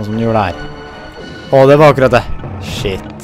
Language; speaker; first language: Norwegian; native; Norwegian